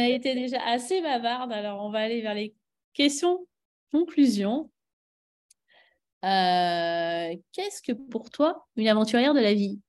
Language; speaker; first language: French; native; French